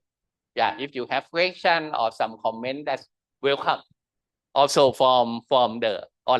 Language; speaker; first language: English; non-native, learner; Thai